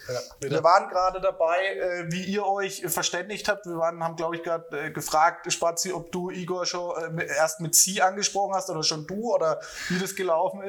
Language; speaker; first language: German; native; German